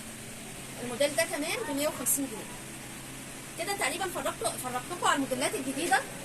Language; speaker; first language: Arabic; native; Arabic